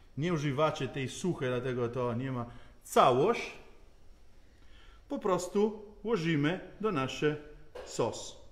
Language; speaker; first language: Polish; non-native, learner; Italian